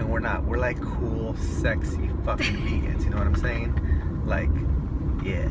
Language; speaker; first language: English; native; English